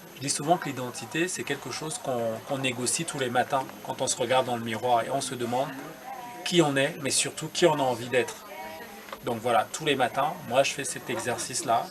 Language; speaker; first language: French; non-native, local second language; Duala